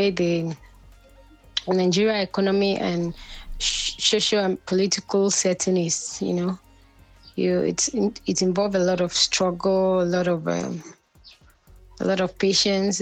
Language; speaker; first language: English; non-native, local second language; Yoruba